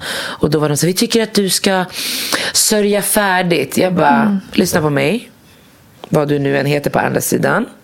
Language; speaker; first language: Swedish; early bilingual, other home language; Arabic